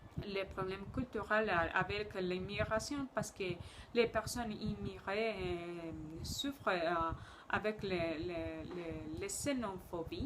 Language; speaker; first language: French; non-native, learner; Spanish